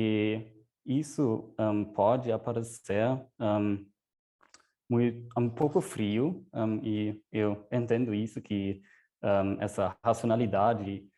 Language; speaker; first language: Portuguese; non-native, fluent; German